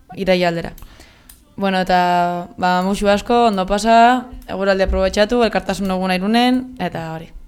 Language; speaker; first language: Basque; native; Basque